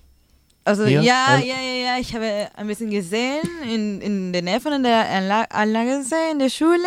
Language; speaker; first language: German; non-native, learner; Spanish